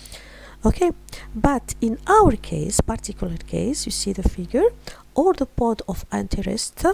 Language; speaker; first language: English; non-native, fluent; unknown